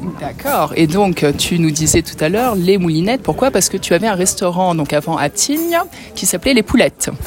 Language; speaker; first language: French; native; French